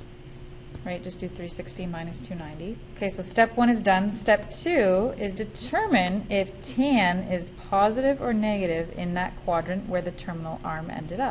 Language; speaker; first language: English; native; English